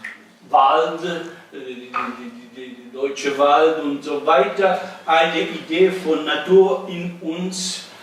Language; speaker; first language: German; non-native, learner; Italian